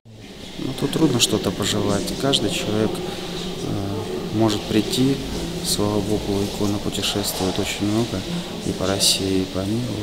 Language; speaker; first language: Russian; native; Russian